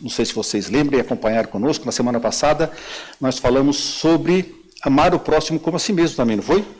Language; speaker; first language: Portuguese; native; Portuguese